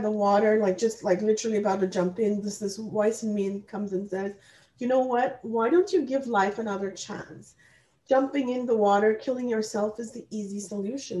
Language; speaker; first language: English; non-native, local second language; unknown